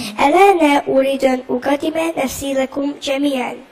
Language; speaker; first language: Arabic; non-native, learner; Indonesian